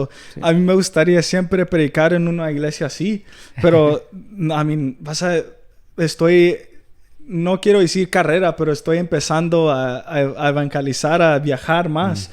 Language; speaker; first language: Spanish; early bilingual, heritage; Spanish